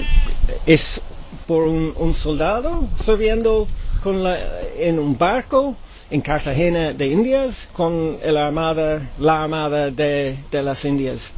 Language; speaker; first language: Spanish; non-native, learner; English